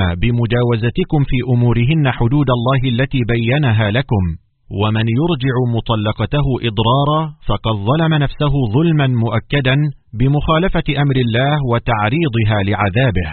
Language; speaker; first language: Arabic; native; Arabic